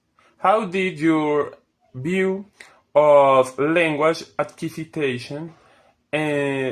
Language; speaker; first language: English; non-native, fluent; Spanish